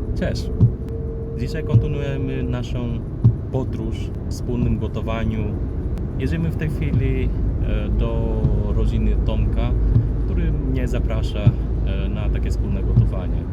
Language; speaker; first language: Polish; non-native, fluent; Vietnamese